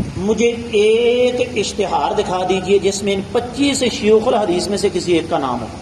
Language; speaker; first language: Urdu; non-native, local second language; Punjabi